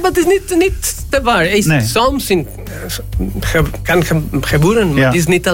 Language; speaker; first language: Dutch; non-native, learner; Spanish